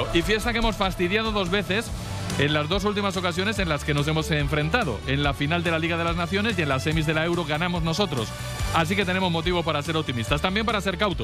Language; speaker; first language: Spanish; native; Spanish